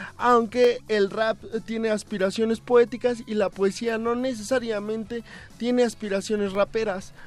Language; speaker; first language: Spanish; native; Spanish